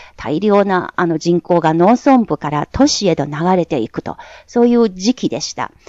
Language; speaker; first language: Japanese; non-native, fluent; Chinese